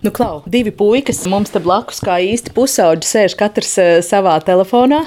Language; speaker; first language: Latvian; native; Latvian